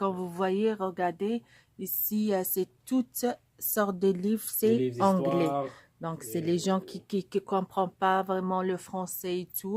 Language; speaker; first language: French; non-native, local second language; Arabic